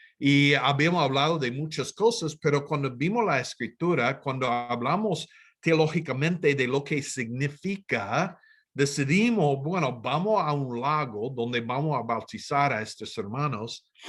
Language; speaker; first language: Spanish; non-native, fluent; English